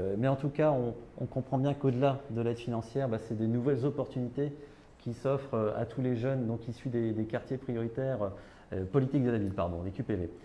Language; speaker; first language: French; native; French